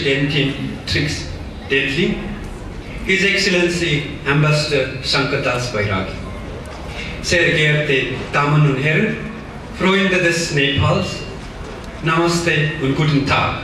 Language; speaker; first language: German; non-native, fluent; Nepali